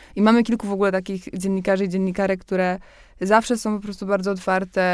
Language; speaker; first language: Polish; native; Polish